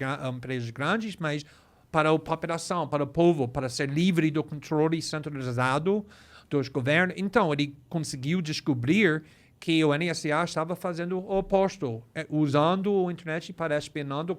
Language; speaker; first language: Portuguese; non-native, fluent; English